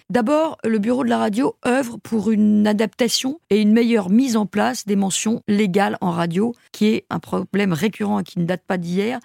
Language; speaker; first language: French; native; French